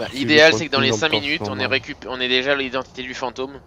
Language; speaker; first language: French; native; French